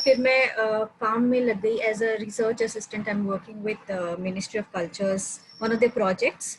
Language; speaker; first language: Hindi; native; Hindi